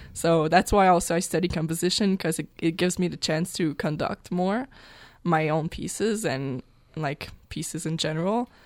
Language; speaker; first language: English; non-native, local second language; French